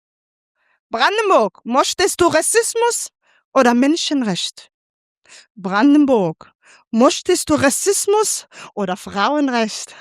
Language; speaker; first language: German; non-native, fluent; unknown